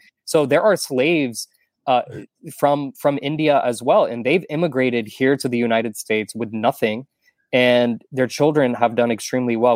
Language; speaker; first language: English; native; English